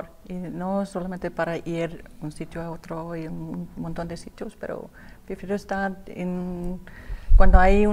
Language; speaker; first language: Spanish; non-native, learner; Danish